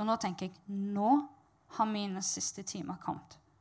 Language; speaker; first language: Norwegian; native; Norwegian